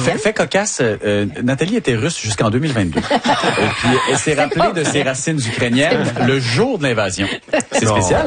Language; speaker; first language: French; native; French